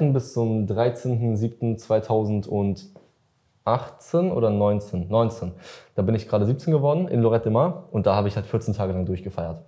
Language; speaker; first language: German; early bilingual, other home language; Russian